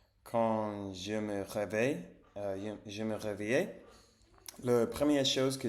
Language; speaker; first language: French; non-native, learner; English